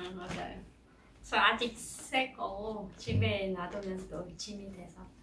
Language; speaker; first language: Korean; non-native, fluent; Khmer